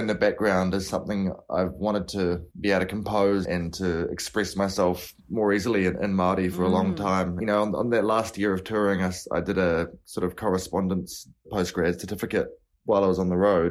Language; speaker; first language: English; native; English